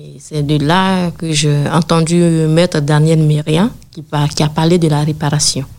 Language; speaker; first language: French; non-native, local second language; Bambara